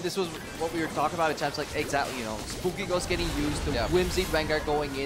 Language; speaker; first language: English; native; English